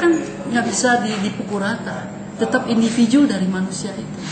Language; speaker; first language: Indonesian; native; Indonesian